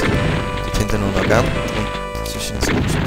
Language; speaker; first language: German; native; German